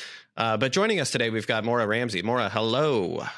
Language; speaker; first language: English; native; English